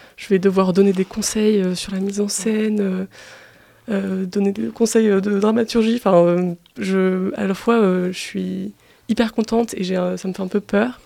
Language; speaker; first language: French; native; French